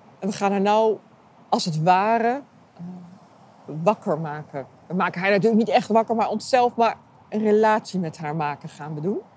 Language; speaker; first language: Dutch; native; Dutch